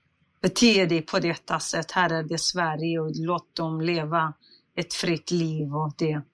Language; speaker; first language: Swedish; non-native, fluent; Central Kurdish